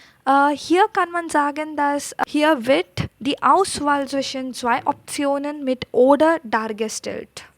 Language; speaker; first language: German; non-native, fluent; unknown